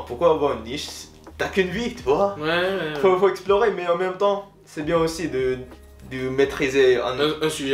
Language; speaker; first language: French; non-native, learner; Filipino